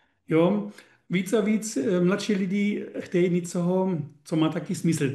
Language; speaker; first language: Czech; non-native, learner; German